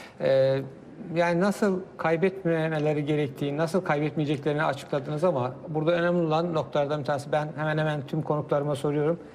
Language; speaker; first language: Turkish; native; Turkish